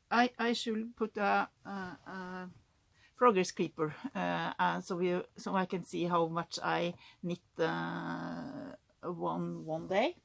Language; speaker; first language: English; non-native, learner; Norwegian